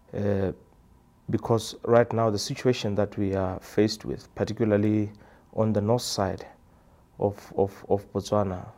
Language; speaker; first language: English; non-native, local second language; Tswana